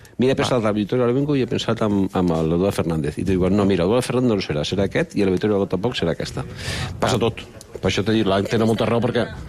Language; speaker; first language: Catalan; non-native, local second language; Spanish